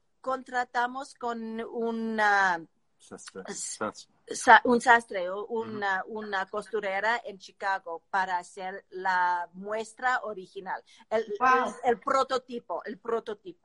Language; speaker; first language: Spanish; non-native, learner; English